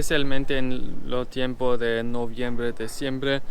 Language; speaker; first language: Spanish; non-native, fluent; German